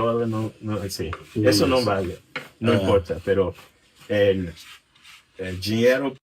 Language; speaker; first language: Portuguese; non-native, learner; English